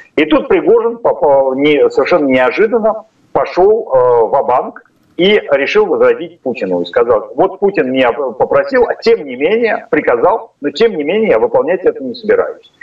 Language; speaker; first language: Russian; native; Russian